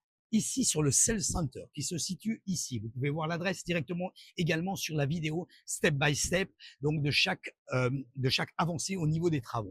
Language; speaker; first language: French; native; French